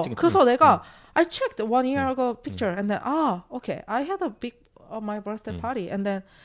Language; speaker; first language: English; non-native, learner; Korean